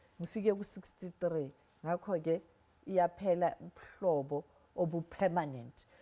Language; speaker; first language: Zulu; non-native, local second language; Southern Sotho